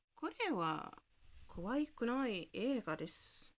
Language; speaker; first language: Japanese; non-native, learner; English